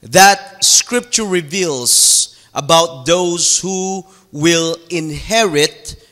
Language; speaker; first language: English; non-native, local second language; Filipino